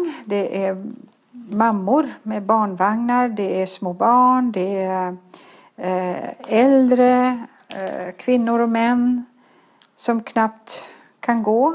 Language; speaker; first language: Swedish; early bilingual, other home language; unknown